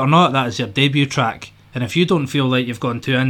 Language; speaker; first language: English; native; English